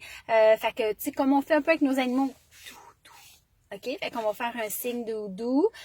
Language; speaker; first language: French; native; French